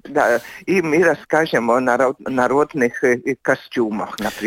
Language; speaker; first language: Russian; non-native, local second language; Latvian